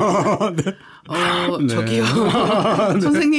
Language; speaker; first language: Korean; native; Korean